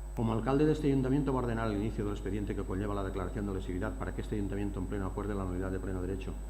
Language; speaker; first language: Spanish; non-native, local second language; Catalan